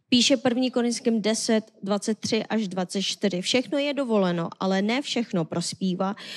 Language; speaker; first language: Czech; non-native, learner; Korean